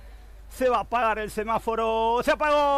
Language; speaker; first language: Spanish; native; Spanish